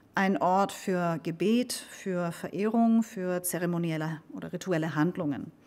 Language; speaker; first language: German; native; German